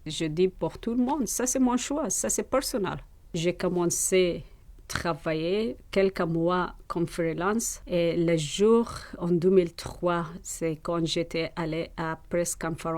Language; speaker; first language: French; non-native, learner; Persian